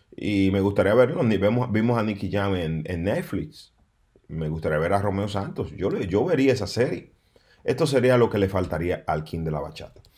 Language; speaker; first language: Spanish; native; Spanish